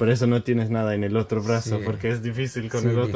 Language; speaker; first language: Spanish; non-native, learner; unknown